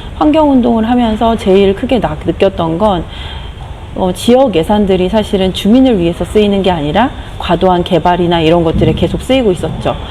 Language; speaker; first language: Korean; native; Korean